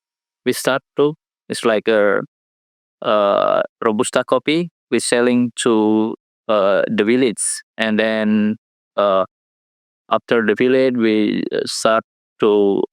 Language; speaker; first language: English; non-native, learner; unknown